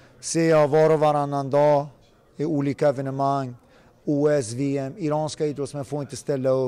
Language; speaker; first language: Swedish; early bilingual, other home language; Persian